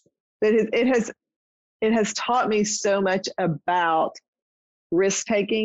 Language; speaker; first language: English; native; English